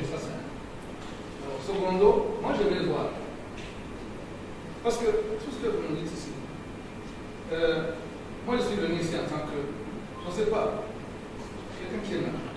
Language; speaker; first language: French; non-native, local second language; Rundi